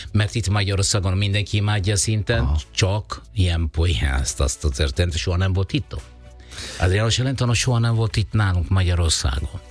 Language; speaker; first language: Hungarian; non-native, fluent; Italian